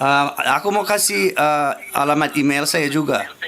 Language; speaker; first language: Indonesian; non-native, fluent; English